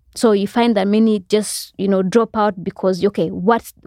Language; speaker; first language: English; non-native, local second language; Kinyarwanda